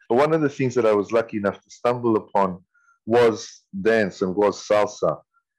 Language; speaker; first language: English; native; English